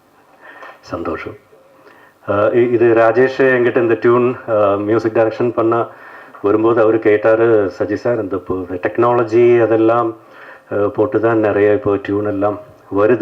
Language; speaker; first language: Tamil; non-native, learner; Malayalam